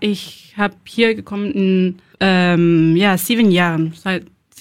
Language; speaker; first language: German; non-native, learner; Spanish